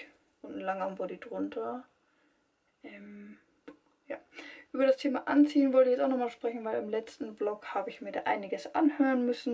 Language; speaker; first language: German; native; German